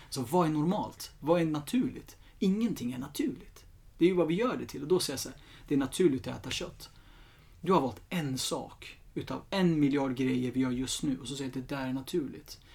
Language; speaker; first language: Swedish; early bilingual, other home language; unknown